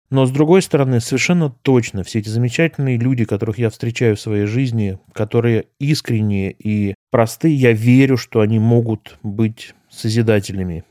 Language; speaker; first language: Russian; native; Russian